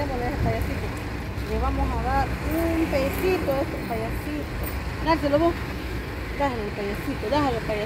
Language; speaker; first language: Spanish; native; Spanish